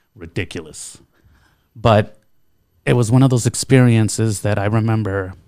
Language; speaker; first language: English; native; English